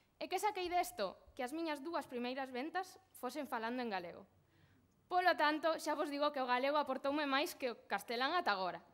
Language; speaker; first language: Galician; non-native, local second language; Spanish